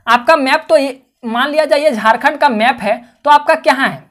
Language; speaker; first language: Hindi; native; Hindi